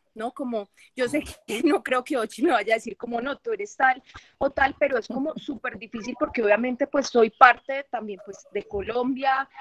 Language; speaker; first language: Spanish; native; Spanish